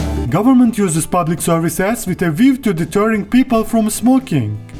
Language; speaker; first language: English; non-native, fluent; Turkish